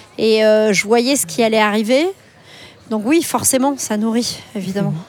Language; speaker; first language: French; native; French